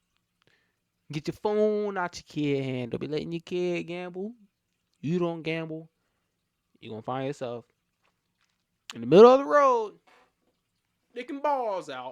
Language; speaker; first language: English; native; English